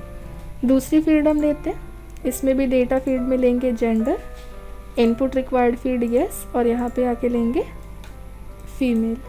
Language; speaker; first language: Hindi; native; Hindi